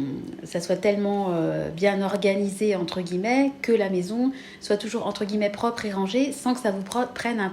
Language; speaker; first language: French; native; French